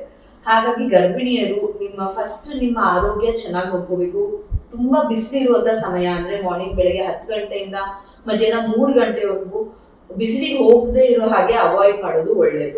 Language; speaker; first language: Kannada; native; Kannada